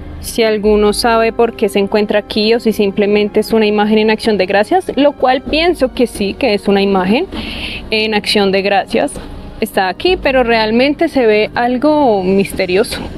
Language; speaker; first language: Spanish; native; Spanish